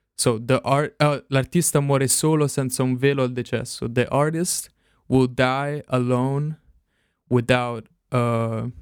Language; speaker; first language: English; non-native, fluent; Italian